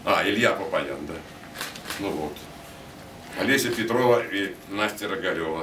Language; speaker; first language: Russian; native; Russian